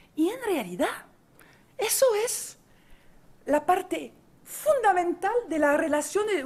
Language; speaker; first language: Spanish; non-native, fluent; French